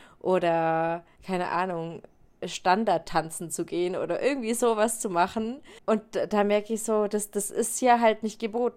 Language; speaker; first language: German; native; German